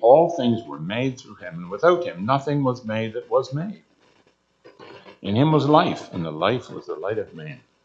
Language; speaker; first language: English; native; English